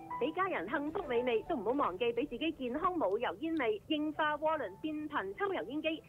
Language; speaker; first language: Cantonese; native; Cantonese